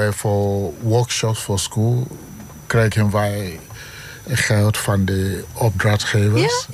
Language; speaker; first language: Dutch; non-native, learner; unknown